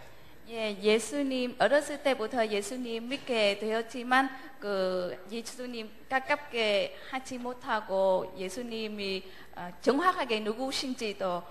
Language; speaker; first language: Korean; non-native, learner; Vietnamese